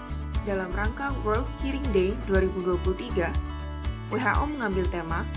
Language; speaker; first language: Indonesian; native; Indonesian